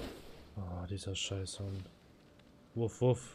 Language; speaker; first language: German; native; German